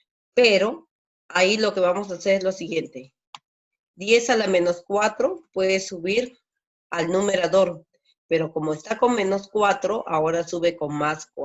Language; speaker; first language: Spanish; native; Spanish